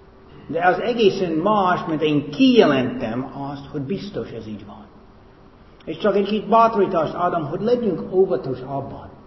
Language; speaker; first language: Hungarian; non-native, fluent; English